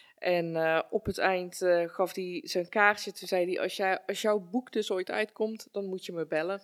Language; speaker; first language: Dutch; early bilingual, other home language; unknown